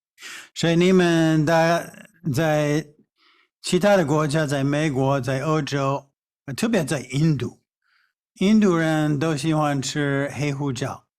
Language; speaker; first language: Chinese; non-native, fluent; English